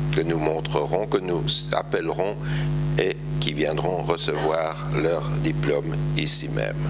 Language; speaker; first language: French; native; French